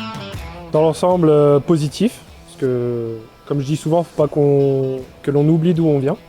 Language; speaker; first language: French; native; French